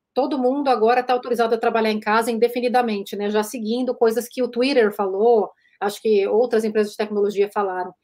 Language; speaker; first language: Portuguese; native; Portuguese